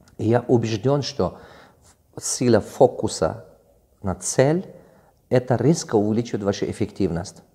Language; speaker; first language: Russian; non-native, local second language; Tajik